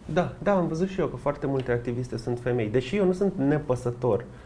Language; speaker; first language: Romanian; native; Romanian